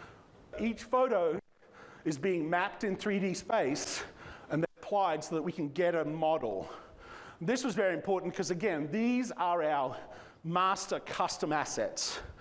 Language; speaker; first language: English; native; English